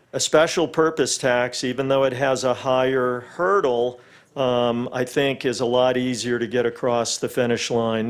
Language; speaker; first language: English; native; English